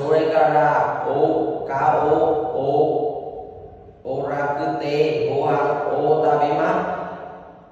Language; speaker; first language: Japanese; non-native, learner; Vietnamese